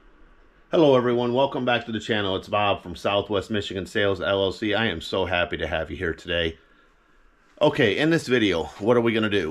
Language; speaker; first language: English; native; English